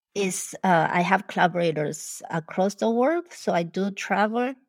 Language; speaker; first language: English; non-native, fluent; Spanish